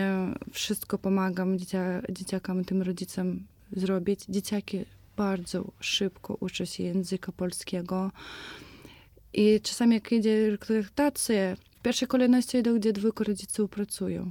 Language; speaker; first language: Polish; non-native, fluent; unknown